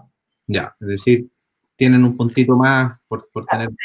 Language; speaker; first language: Spanish; native; Spanish